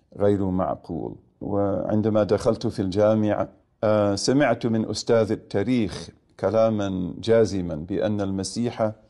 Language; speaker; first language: Arabic; non-native, fluent; English